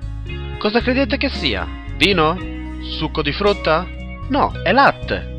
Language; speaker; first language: Italian; native; Italian